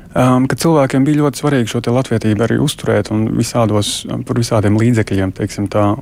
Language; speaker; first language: Latvian; early bilingual, other home language; Portuguese